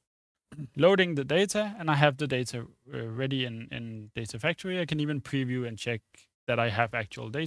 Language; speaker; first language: English; non-native, fluent; Danish